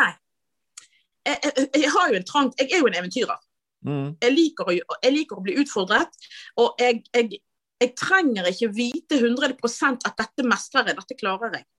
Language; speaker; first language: Norwegian; native; Norwegian